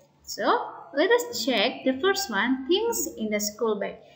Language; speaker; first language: English; non-native, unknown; Indonesian